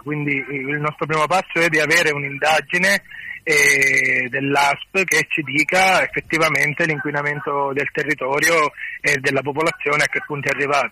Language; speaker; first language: Italian; native; Italian